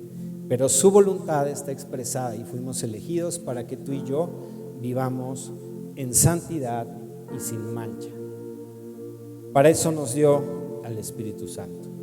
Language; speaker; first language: Spanish; native; Spanish